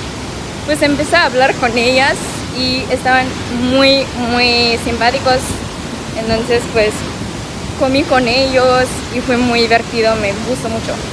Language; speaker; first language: Spanish; non-native, learner; French